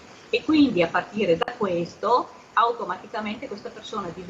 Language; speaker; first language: Italian; native; Italian